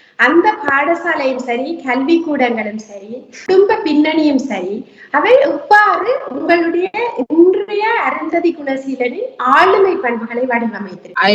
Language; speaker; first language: Tamil; native; Tamil